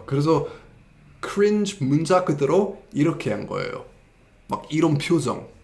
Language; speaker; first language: Korean; non-native, fluent; English